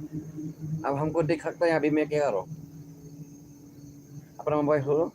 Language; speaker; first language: Hindi; non-native, local second language; Khasi